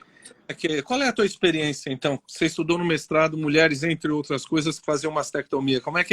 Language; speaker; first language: Portuguese; native; Portuguese